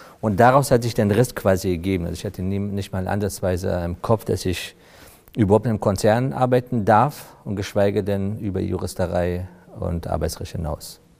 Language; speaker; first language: German; non-native, fluent; Persian